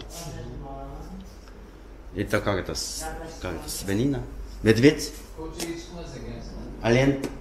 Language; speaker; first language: Russian; non-native, learner; Korean